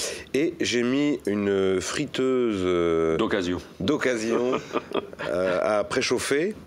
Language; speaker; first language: French; native; French